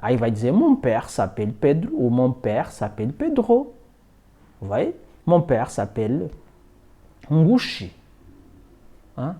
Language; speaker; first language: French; non-native, fluent; Portuguese